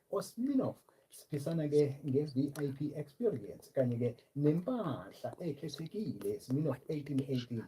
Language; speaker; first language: Zulu; native; Zulu